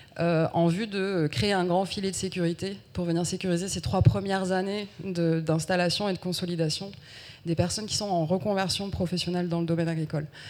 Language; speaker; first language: French; native; French